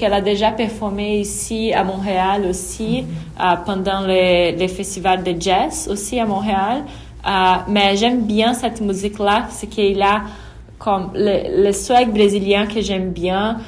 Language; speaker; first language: French; non-native, fluent; Portuguese